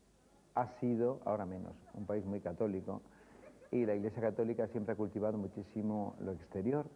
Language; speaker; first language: Spanish; native; Spanish